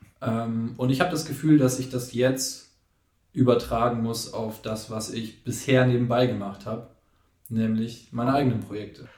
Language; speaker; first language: German; native; German